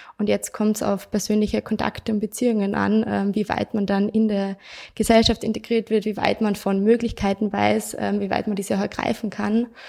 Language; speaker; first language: German; native; German